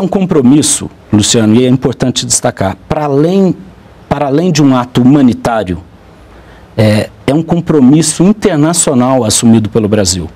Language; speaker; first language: Portuguese; native; Portuguese